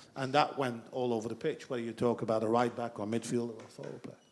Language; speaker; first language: English; non-native, fluent; Dutch